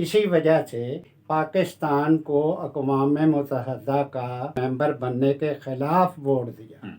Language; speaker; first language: Urdu; non-native, local second language; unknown